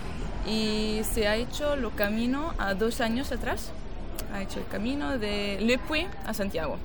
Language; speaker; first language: Spanish; non-native, fluent; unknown